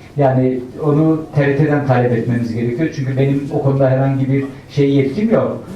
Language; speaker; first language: Turkish; native; Turkish